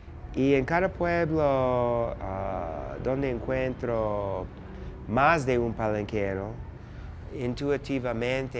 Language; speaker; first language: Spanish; non-native, learner; English